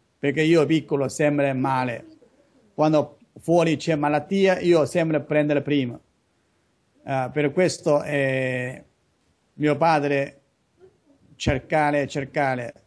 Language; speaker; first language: Italian; non-native, learner; Chinese